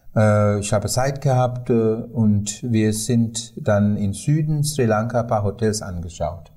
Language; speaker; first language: German; non-native, fluent; Sinhala